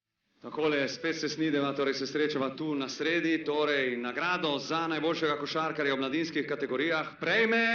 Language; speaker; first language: Slovenian; native; Slovenian